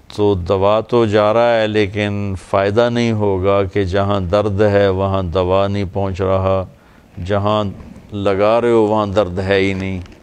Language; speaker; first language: Urdu; non-native, local second language; Punjabi